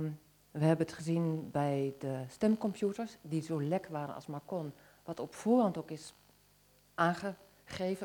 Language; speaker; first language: Dutch; native; Dutch